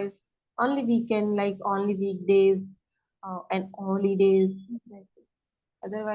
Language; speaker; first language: English; non-native, learner; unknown